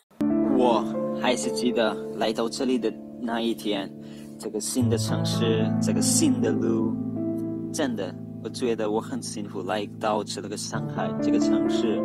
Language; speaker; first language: Chinese; non-native, fluent; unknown